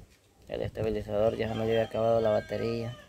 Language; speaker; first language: Spanish; native; Spanish